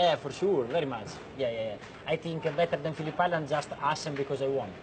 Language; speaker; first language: English; non-native, learner; Italian